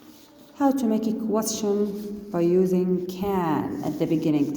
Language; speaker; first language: English; non-native, learner; Arabic